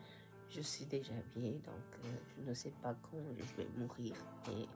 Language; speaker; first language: French; non-native, fluent; Japanese